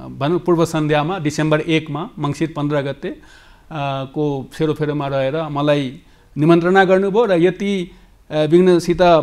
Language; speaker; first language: Nepali; non-native, local second language; Maithili